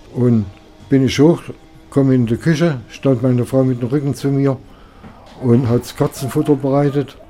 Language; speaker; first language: German; native; German